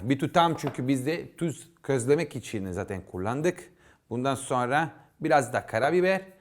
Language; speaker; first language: Turkish; non-native, fluent; Italian